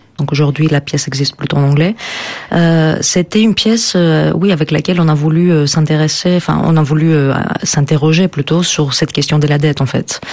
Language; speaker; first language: French; non-native, fluent; Greek